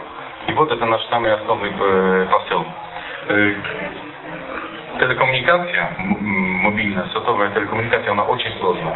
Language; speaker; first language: Russian; non-native, fluent; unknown